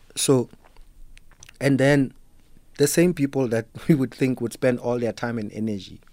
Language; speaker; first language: English; non-native, local second language; Southern Sotho